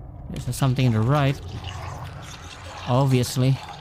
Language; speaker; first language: English; non-native, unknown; Indonesian